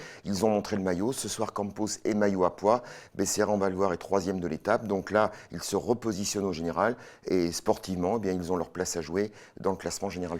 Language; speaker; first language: French; native; French